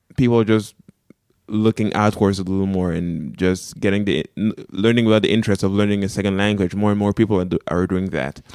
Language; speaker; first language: English; non-native, local second language; French